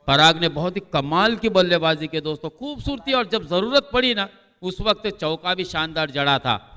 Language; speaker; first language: Hindi; non-native, local second language; Marathi